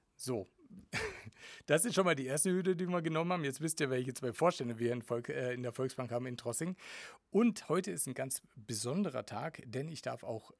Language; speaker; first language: German; native; German